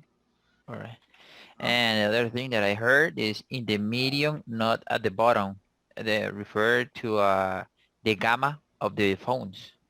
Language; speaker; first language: English; non-native, learner; Spanish